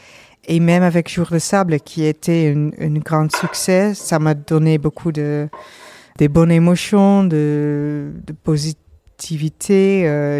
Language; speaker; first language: French; non-native, learner; Dutch